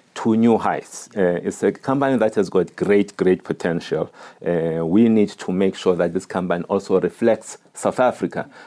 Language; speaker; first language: English; non-native, local second language; Xhosa